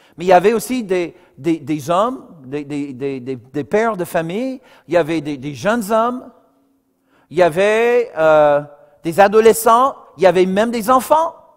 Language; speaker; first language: French; non-native, fluent; English